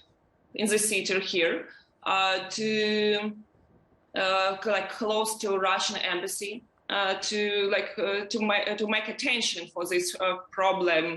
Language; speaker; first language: English; non-native, learner; Ukrainian